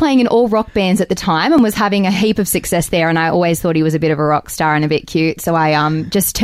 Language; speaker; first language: English; native; English